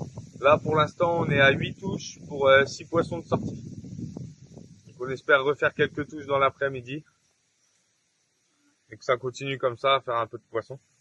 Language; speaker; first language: French; native; French